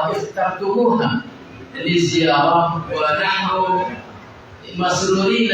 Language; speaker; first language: Arabic; non-native, fluent; Indonesian